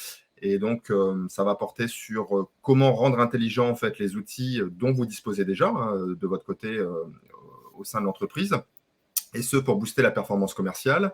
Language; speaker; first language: French; native; French